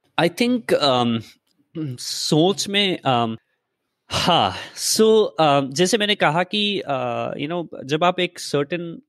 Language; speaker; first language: Hindi; native; Hindi